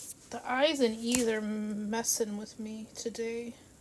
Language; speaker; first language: English; native; English